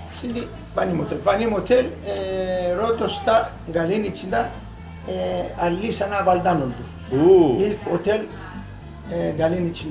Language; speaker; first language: Turkish; early bilingual, heritage; Greek